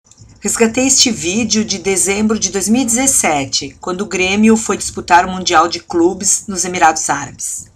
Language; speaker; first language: Portuguese; native; Portuguese